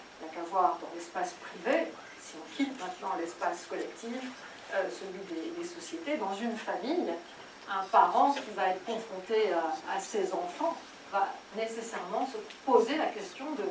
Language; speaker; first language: French; native; French